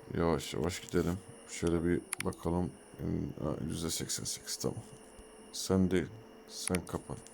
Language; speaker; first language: Turkish; early bilingual, heritage; Turkish